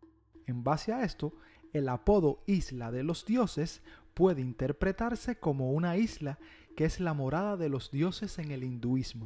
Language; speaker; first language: Spanish; native; Spanish